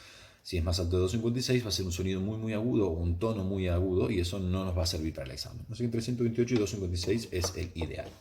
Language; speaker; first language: Spanish; native; Spanish